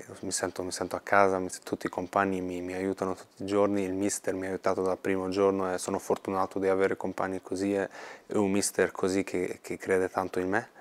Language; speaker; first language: Italian; non-native, fluent; Swedish